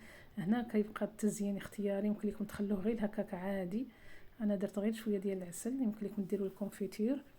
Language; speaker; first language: Arabic; native; Arabic